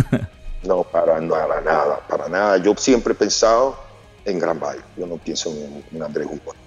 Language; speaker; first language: Spanish; native; Spanish